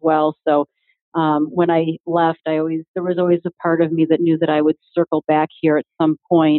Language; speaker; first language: English; native; English